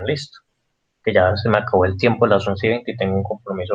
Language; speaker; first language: Spanish; native; Spanish